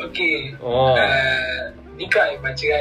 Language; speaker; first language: Japanese; non-native, learner; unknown